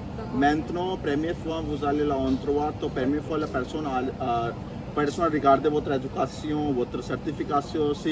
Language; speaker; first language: French; non-native, learner; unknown